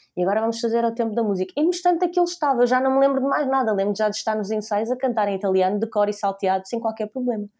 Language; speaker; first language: Portuguese; native; Portuguese